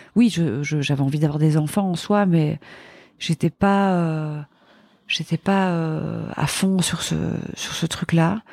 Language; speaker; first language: French; native; French